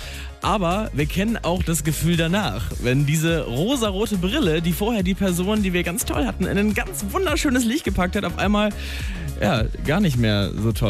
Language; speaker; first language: German; native; German